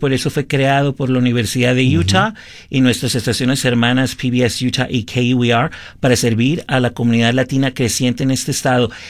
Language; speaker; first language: Spanish; early bilingual, heritage; Spanish